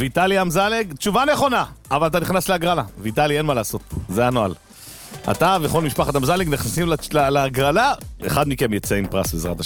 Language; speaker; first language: Hebrew; native; Hebrew